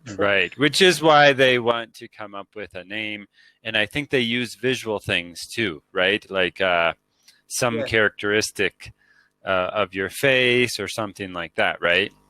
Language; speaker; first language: English; native; English